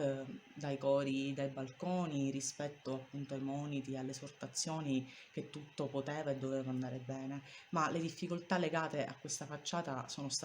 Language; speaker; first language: Italian; native; Italian